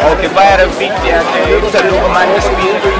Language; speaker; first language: Danish; non-native, learner; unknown